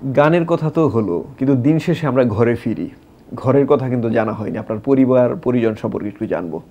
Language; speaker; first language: Bangla; native; Bangla